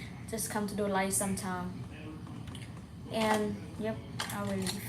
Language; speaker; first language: English; non-native, learner; Thai